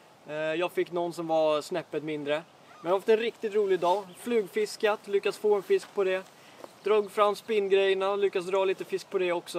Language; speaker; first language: Swedish; native; Swedish